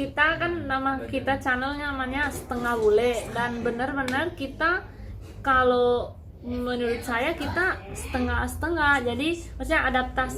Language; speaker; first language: Indonesian; non-native, fluent; Spanish